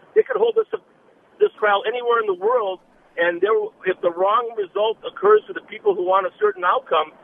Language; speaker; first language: English; native; English